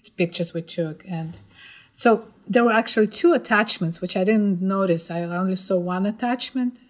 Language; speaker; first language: English; non-native, fluent; Russian